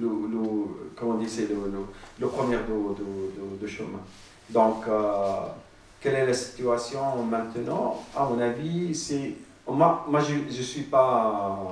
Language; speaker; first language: French; non-native, learner; Arabic